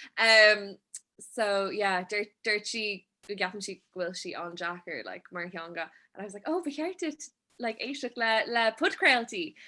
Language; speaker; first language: Irish; non-native, local second language; English